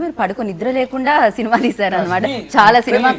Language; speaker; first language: Telugu; native; Telugu